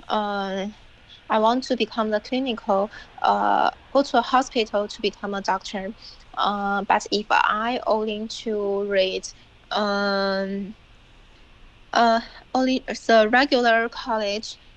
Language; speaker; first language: English; non-native, learner; Chinese